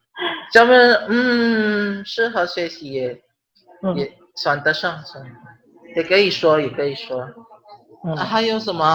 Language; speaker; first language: Chinese; non-native, learner; Filipino